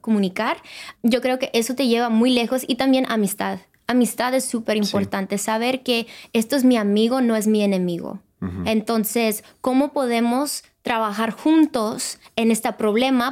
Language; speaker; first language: Spanish; early bilingual, other home language; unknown